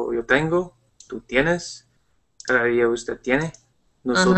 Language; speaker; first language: Spanish; non-native, learner; English